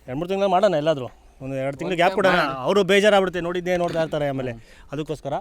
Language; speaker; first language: Kannada; native; Kannada